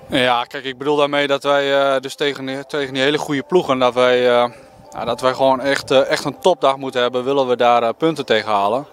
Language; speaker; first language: Dutch; native; Dutch